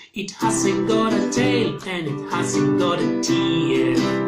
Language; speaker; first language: English; non-native, fluent; Spanish